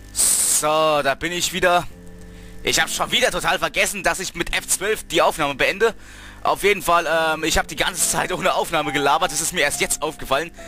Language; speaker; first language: German; native; German